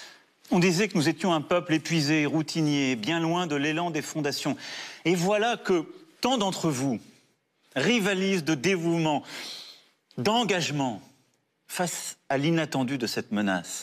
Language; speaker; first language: French; native; French